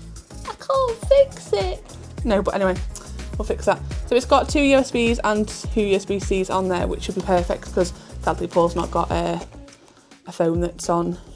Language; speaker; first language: English; native; English